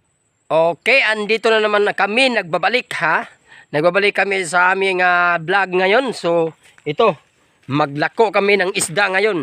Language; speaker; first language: Filipino; non-native, local second language; Cebuano